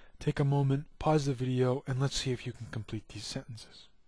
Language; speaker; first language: English; native; English